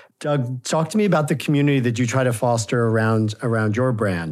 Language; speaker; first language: English; native; English